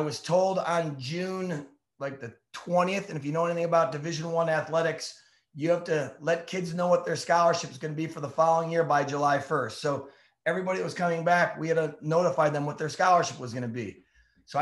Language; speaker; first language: English; native; English